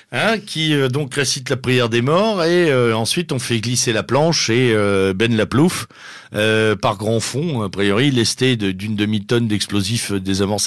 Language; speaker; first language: French; native; French